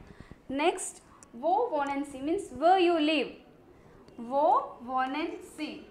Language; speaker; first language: German; non-native, learner; Malayalam